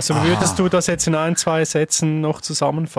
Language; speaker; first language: German; native; German